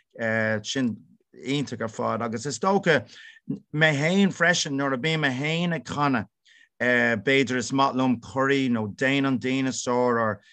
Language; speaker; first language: Irish; non-native, local second language; English